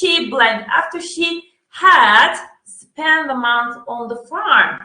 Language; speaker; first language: English; non-native, fluent; Turkish